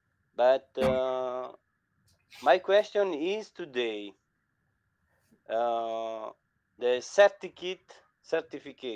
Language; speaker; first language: English; non-native, learner; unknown